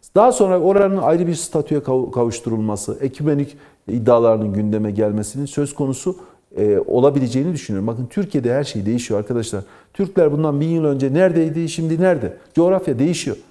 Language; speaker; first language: Turkish; native; Turkish